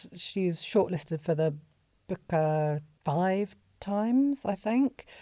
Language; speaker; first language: English; native; English